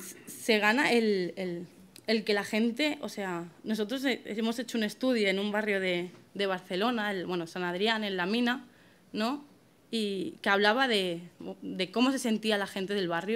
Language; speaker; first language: Spanish; native; Spanish